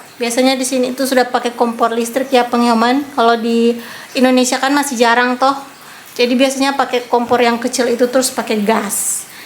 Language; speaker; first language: Indonesian; native; Indonesian